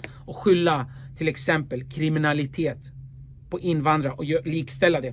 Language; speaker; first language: Swedish; early bilingual, other home language; Kurdish